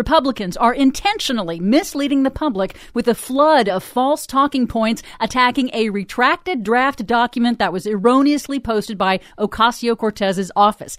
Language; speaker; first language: English; native; English